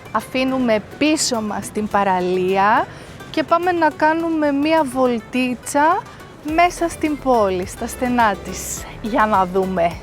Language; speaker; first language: Greek; native; Greek